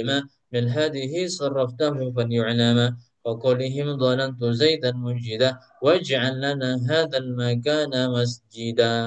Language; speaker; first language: Arabic; non-native, fluent; Indonesian